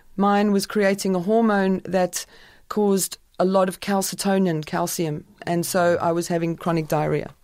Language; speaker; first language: English; native; English